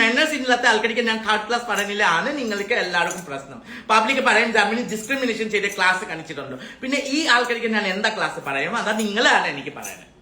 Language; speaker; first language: Malayalam; non-native, learner; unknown